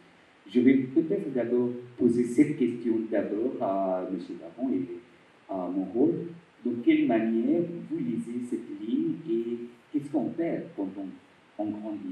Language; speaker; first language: French; non-native, fluent; Bangla